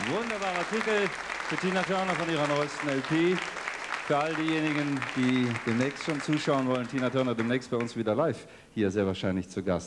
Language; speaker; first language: German; native; German